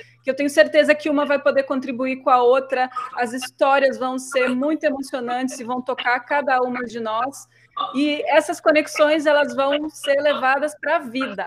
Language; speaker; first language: Portuguese; native; Portuguese